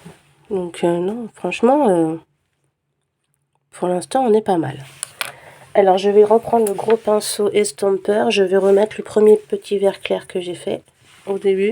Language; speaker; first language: French; native; French